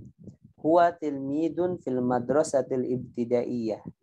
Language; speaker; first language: Arabic; non-native, fluent; Indonesian